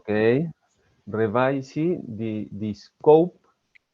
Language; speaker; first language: English; non-native, learner; Spanish